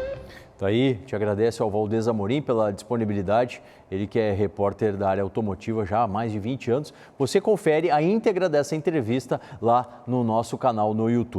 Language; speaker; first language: Portuguese; native; Portuguese